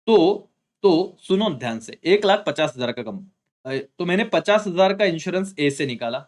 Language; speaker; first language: Hindi; non-native, local second language; Marathi